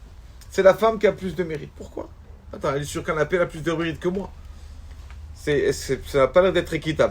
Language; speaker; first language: French; native; French